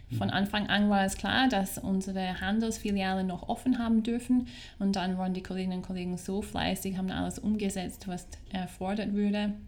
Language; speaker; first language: German; non-native, fluent; English